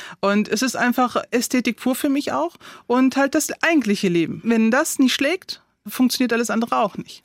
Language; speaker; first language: German; early bilingual, other home language; Turkish